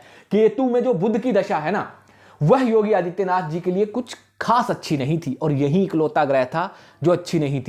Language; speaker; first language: Hindi; native; Hindi